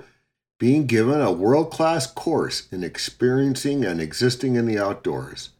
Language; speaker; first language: English; native; English